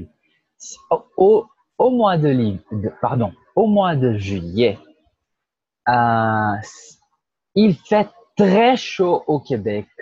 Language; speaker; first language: French; non-native, fluent; Portuguese